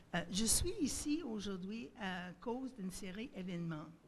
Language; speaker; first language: French; native; French